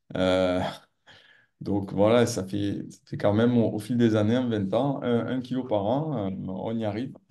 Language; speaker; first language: French; native; French